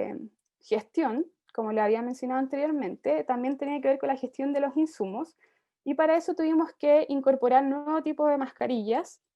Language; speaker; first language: Spanish; native; Spanish